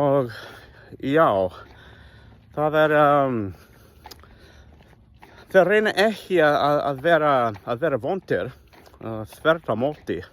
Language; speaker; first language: Icelandic; non-native, learner; English